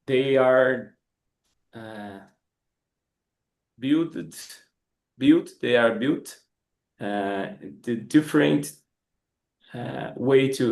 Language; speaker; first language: English; non-native, learner; Portuguese